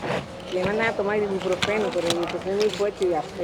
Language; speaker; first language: Spanish; native; Spanish